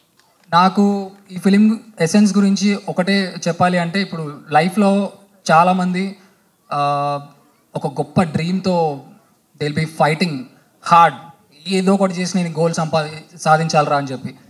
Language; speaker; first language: Telugu; native; Telugu